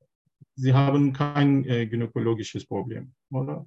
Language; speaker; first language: German; non-native, learner; Turkish